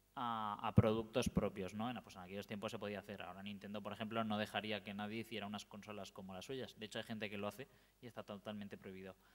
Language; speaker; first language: Spanish; native; Spanish